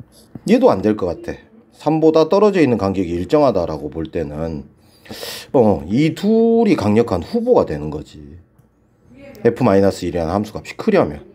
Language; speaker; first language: Korean; native; Korean